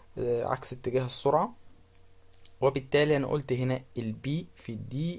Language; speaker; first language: Arabic; native; Arabic